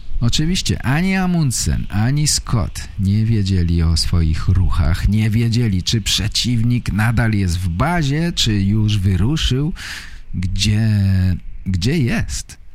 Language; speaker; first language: Polish; native; Polish